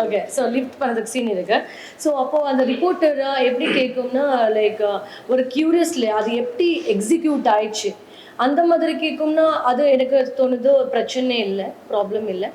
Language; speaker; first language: Tamil; non-native, learner; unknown